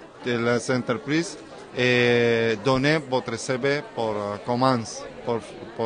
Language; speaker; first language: French; non-native, learner; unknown